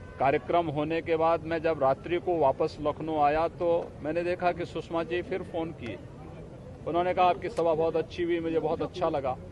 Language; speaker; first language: Hindi; native; Hindi